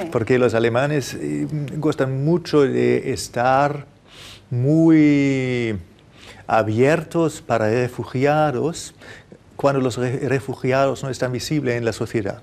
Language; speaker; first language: Spanish; non-native, fluent; German